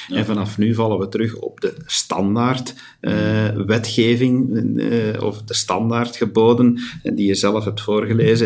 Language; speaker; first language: Dutch; native; Dutch